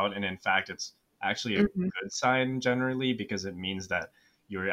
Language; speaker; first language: English; native; English